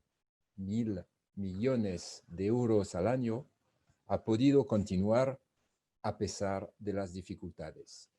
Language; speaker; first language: Spanish; non-native, fluent; French